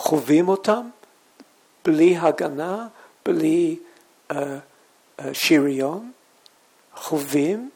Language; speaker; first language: Hebrew; non-native, fluent; English